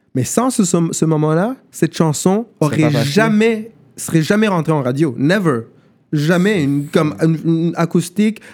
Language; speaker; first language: French; non-native, local second language; German